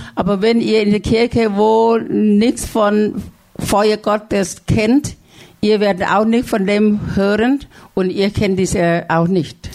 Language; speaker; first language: German; non-native, fluent; Thai